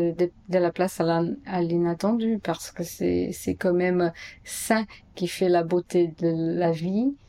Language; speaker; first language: French; non-native, fluent; Portuguese